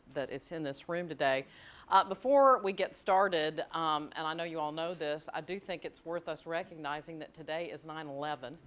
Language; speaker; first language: English; native; English